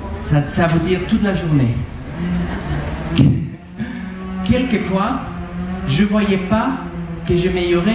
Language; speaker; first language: French; non-native, fluent; Spanish